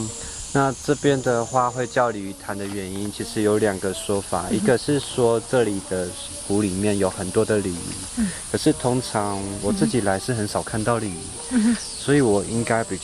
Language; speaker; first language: Chinese; native; Chinese